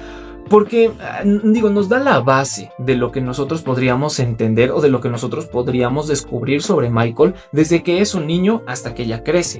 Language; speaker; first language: Spanish; native; Spanish